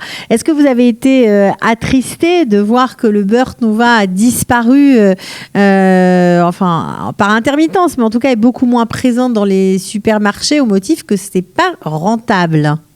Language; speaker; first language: French; native; French